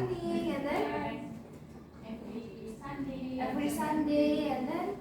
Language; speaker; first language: English; non-native, learner; Indonesian